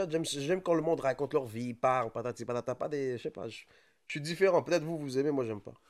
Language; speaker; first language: French; early bilingual, other home language; Arabic